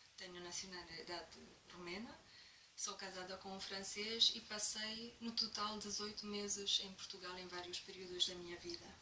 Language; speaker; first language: Portuguese; non-native, fluent; Romanian